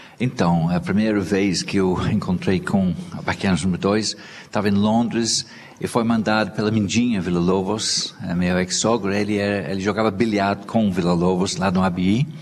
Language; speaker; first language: Portuguese; non-native, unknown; English